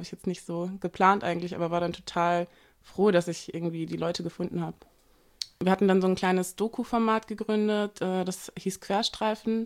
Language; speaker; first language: German; native; German